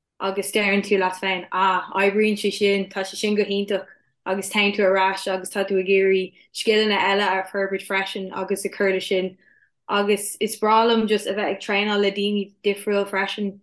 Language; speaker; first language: Irish; non-native, local second language; English